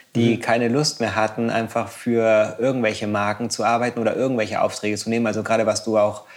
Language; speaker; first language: German; non-native, fluent; Spanish